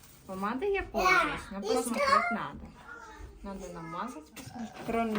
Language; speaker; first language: Russian; non-native, local second language; Kazakh